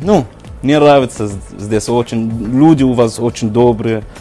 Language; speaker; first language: Russian; non-native, learner; Arabic